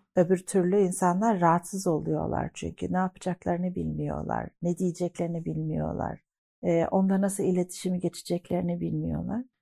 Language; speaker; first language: Turkish; early bilingual, heritage; Turkish